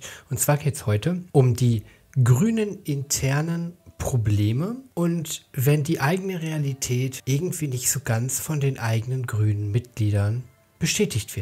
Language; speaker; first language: German; native; German